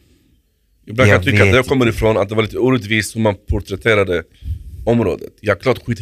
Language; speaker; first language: Swedish; native; Swedish